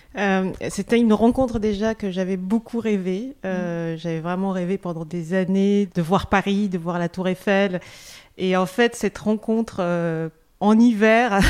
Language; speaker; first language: French; non-native, local second language; Russian